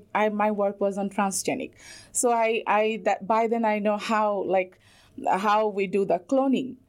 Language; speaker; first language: English; non-native, local second language; Bangla